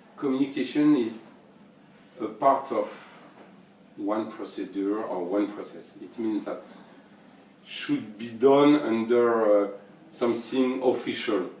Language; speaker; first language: English; non-native, learner; French